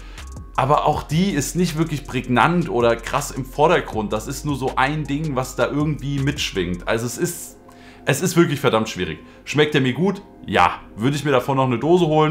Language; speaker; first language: German; native; German